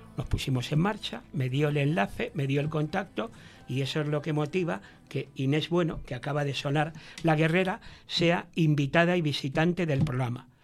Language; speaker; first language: Spanish; native; Spanish